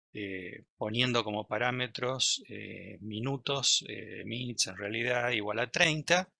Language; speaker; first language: Spanish; native; Spanish